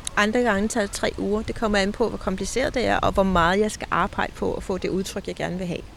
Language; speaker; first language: Danish; native; Danish